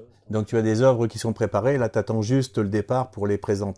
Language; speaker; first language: French; native; French